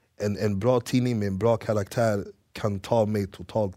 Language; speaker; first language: Swedish; early bilingual, other home language; English